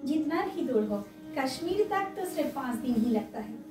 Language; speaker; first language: Hindi; non-native, local second language; Bangla